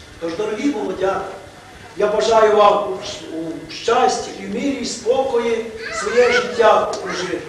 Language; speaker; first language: Ukrainian; native; Ukrainian